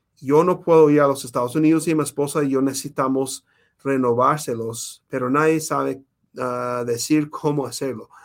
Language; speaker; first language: Spanish; non-native, fluent; English